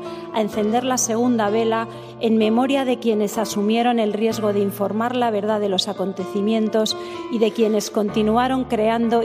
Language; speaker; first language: Spanish; native; Spanish